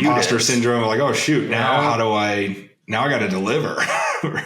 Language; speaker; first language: English; native; English